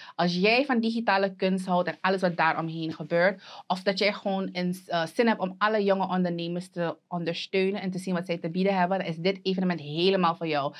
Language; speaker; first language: Dutch; native; Dutch